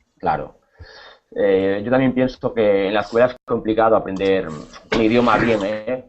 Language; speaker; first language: Spanish; native; Spanish